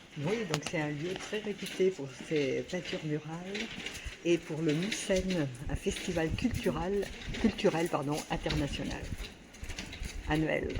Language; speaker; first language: French; native; French